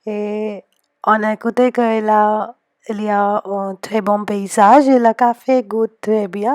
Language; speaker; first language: French; non-native, learner; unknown